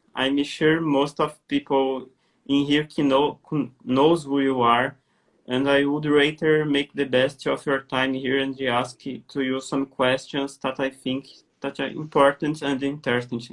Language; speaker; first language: English; non-native, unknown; Portuguese